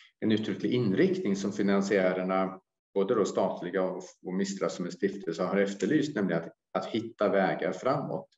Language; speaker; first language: Swedish; native; Swedish